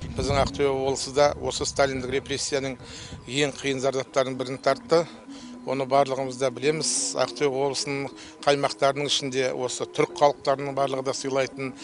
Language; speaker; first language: Kazakh; native; Kazakh